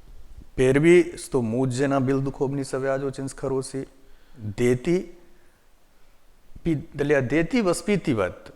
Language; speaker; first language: Russian; non-native, learner; Hindi